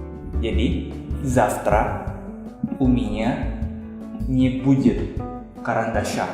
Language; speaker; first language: Russian; non-native, fluent; Indonesian